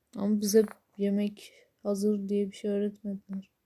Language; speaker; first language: Turkish; native; Turkish